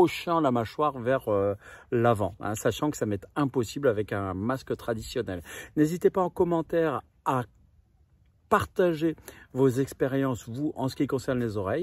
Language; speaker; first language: French; native; French